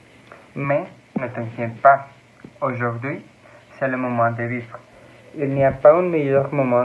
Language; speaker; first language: French; non-native, learner; Spanish